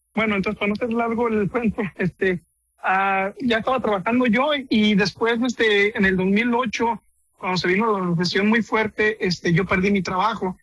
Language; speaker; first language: Spanish; native; Spanish